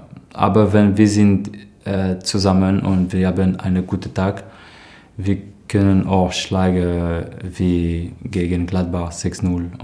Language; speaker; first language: German; non-native, learner; French